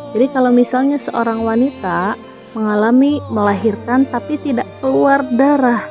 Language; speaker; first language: Indonesian; native; Indonesian